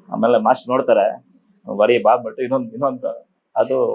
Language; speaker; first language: Kannada; non-native, local second language; Telugu